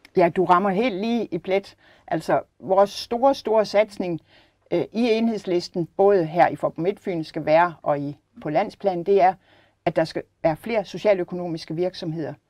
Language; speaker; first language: Danish; native; Danish